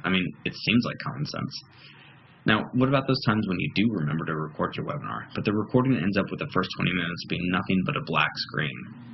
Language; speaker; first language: English; native; English